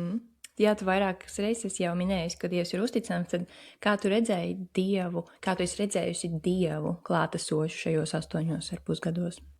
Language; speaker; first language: Latvian; native; Latvian